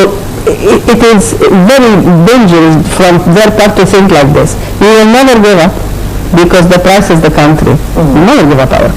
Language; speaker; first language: English; non-native, fluent; Arabic